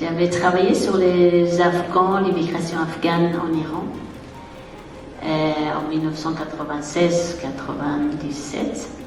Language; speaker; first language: French; non-native, fluent; Persian